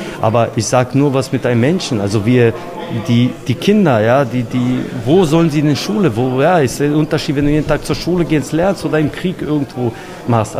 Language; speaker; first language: German; non-native, fluent; Bosnian